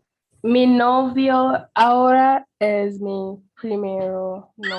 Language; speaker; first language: Spanish; non-native, learner; English